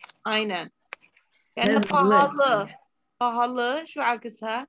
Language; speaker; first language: Turkish; non-native, fluent; Arabic